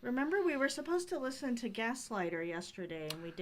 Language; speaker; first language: English; native; English